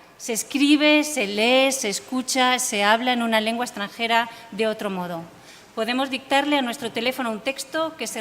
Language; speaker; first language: Spanish; native; Spanish